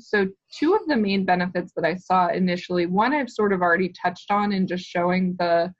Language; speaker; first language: English; native; English